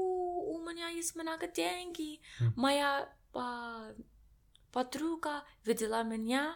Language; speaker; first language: Russian; non-native, learner; English